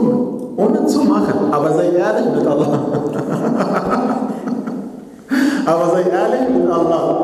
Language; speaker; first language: German; non-native, fluent; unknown